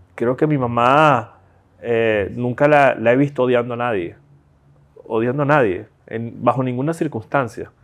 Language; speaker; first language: Spanish; native; Spanish